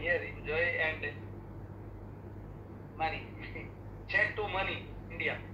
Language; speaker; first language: English; non-native, learner; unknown